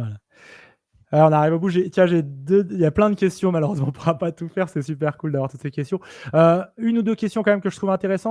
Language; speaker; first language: French; native; French